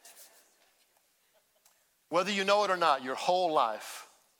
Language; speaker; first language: English; native; English